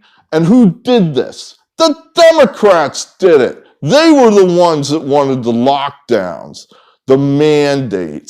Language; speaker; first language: English; native; English